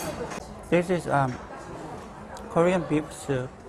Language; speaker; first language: English; non-native, fluent; Korean